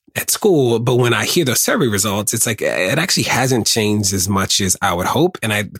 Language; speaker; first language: English; native; English